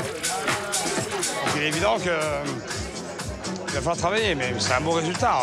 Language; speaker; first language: French; native; French